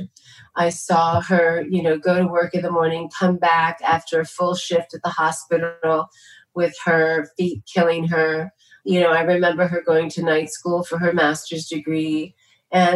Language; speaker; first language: English; early bilingual, other home language; Tamil